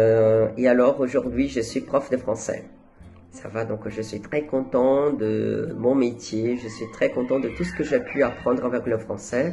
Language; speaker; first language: French; non-native, fluent; Portuguese